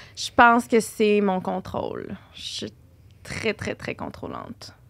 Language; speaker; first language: French; native; French